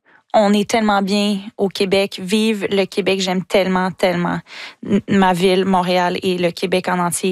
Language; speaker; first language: French; native; French